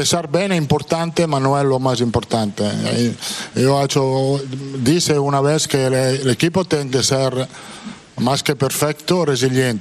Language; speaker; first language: Portuguese; non-native, fluent; Italian